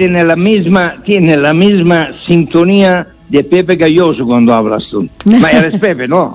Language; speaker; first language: Spanish; non-native, fluent; Italian